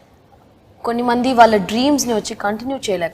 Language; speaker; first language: Telugu; non-native, local second language; Tamil